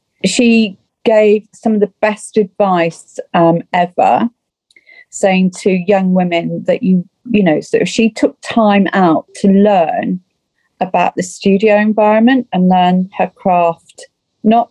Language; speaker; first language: English; native; English